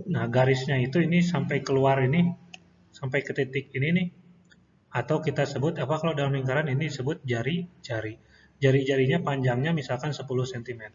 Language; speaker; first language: Indonesian; native; Indonesian